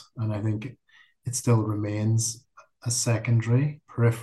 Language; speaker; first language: English; native; English